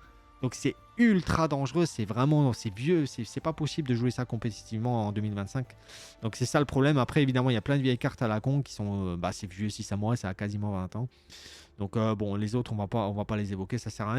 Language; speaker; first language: French; native; French